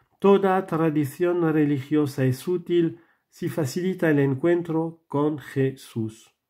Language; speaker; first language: Spanish; non-native, fluent; French